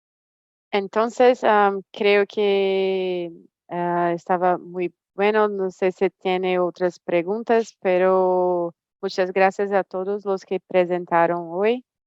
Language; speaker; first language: Spanish; non-native, fluent; Portuguese